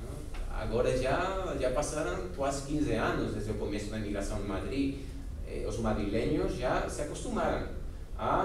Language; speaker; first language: Portuguese; non-native, fluent; Spanish